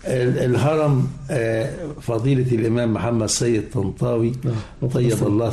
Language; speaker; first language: Arabic; native; Arabic